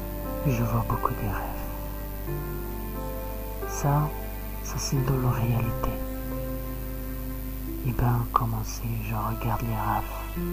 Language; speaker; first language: French; non-native, learner; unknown